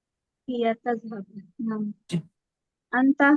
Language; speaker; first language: Arabic; non-native, fluent; Urdu